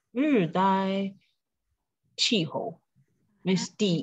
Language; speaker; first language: Chinese; non-native, learner; English